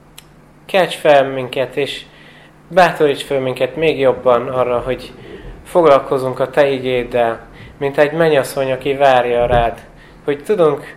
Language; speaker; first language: Hungarian; non-native, fluent; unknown